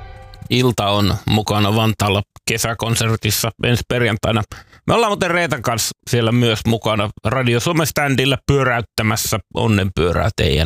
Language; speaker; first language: Finnish; native; Finnish